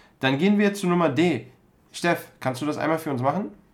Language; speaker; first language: German; native; German